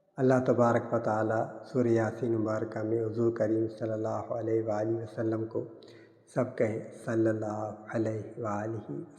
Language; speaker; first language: Urdu; non-native, local second language; Sindhi